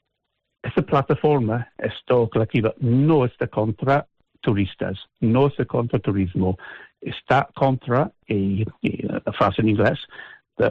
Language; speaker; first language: Spanish; non-native, fluent; English